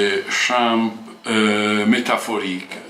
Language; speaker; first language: French; non-native, fluent; Italian